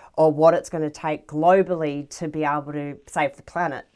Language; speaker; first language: English; native; English